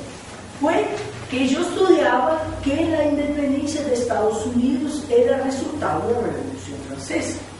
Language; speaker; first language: Spanish; non-native, fluent; Portuguese